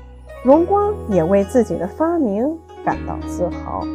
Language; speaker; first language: Chinese; native; Chinese